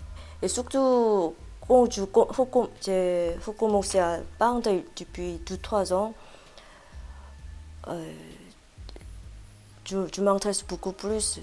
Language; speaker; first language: French; non-native, fluent; Korean